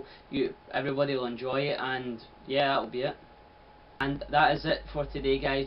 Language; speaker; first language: English; native; English